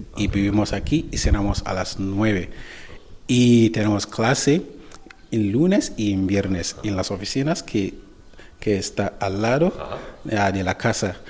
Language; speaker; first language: Spanish; non-native, learner; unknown